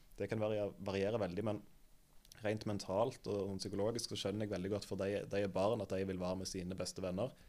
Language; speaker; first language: Norwegian; native; Norwegian